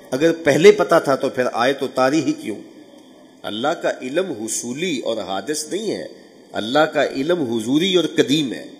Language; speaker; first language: Urdu; non-native, local second language; Punjabi